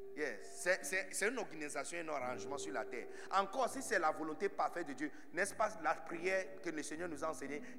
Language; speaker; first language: French; non-native, fluent; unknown